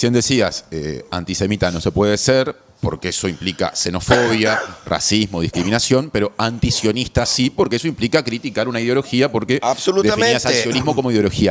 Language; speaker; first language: Spanish; native; Spanish